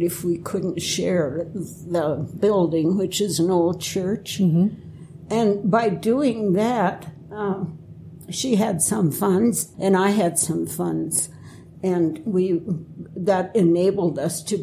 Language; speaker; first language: English; native; English